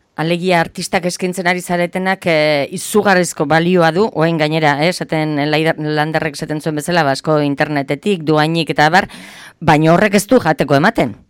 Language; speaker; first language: Basque; native; Basque